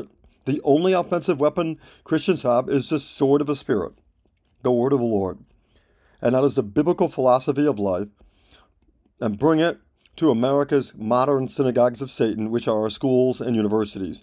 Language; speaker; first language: English; native; English